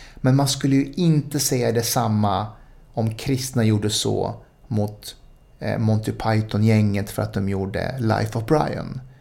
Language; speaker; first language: Swedish; early bilingual, other home language; Spanish